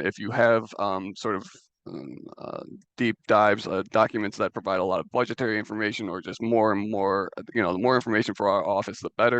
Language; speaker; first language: English; native; English